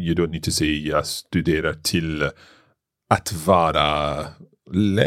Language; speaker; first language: Swedish; non-native, learner; English